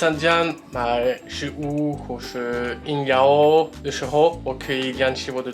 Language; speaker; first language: Chinese; non-native, learner; French